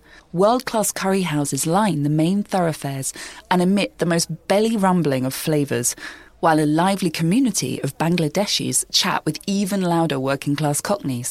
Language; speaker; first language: English; native; English